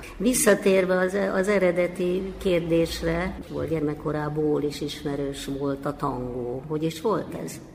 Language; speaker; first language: Hungarian; native; Hungarian